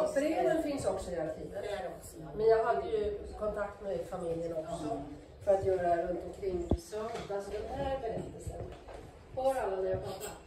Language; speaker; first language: Swedish; native; Swedish